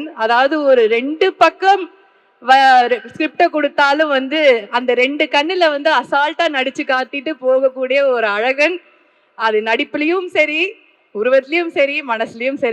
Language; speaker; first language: Tamil; native; Tamil